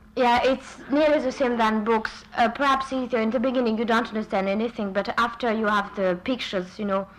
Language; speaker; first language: English; non-native, fluent; French